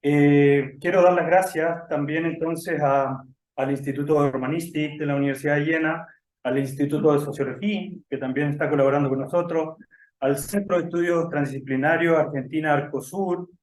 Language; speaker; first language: Spanish; native; Spanish